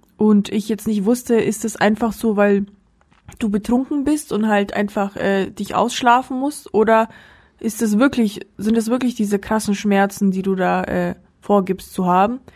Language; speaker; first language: German; early bilingual, other home language; Russian